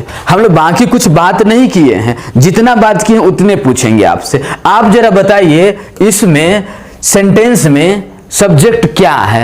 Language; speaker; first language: Hindi; native; Hindi